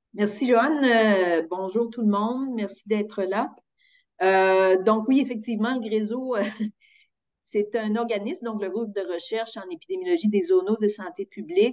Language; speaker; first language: French; native; French